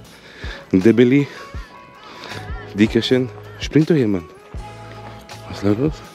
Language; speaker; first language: German; native; German